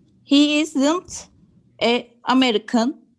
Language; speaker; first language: English; non-native, learner; Turkish